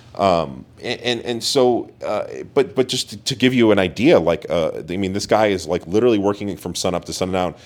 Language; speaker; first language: English; native; English